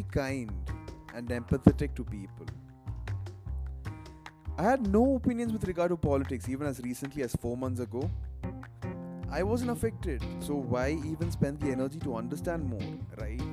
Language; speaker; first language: English; non-native, local second language; Malayalam